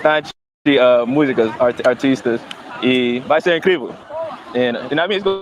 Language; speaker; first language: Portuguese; non-native, learner; English